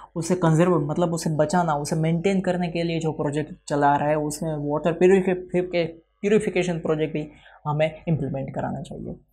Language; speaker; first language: Hindi; non-native, local second language; Gujarati